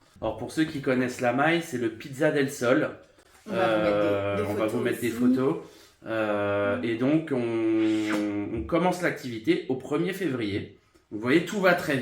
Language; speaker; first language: French; native; French